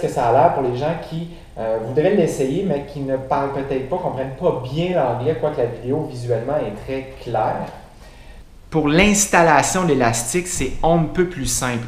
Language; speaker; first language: French; native; French